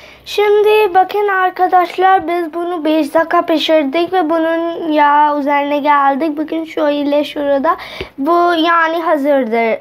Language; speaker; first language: Turkish; non-native, learner; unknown